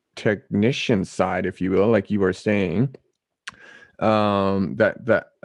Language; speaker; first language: English; non-native, fluent; Dutch